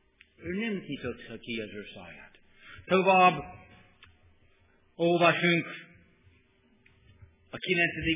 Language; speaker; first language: Hungarian; non-native, learner; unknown